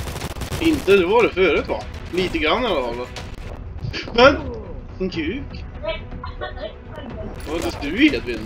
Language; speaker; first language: Swedish; native; Swedish